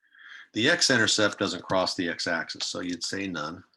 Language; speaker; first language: English; native; English